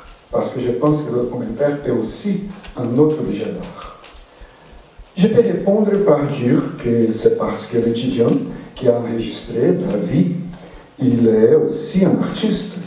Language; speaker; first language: French; non-native, fluent; Portuguese